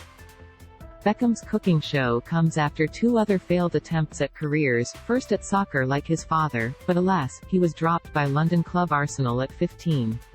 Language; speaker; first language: English; native; English